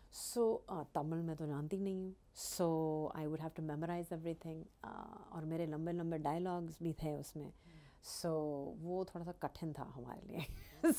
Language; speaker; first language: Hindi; early bilingual, heritage; Hindi